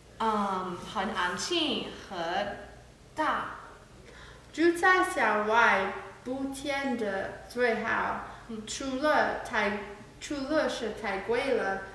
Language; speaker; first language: Chinese; non-native, learner; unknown